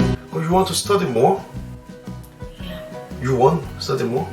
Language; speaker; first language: English; non-native, learner; Korean